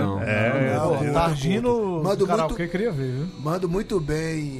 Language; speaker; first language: Portuguese; native; Portuguese